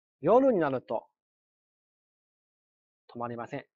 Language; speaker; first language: Japanese; non-native, fluent; Chinese